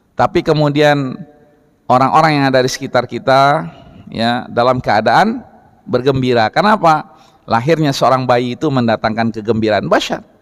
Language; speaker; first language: Indonesian; non-native, local second language; Minangkabau